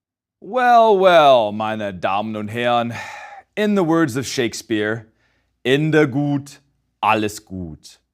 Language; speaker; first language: German; non-native, fluent; English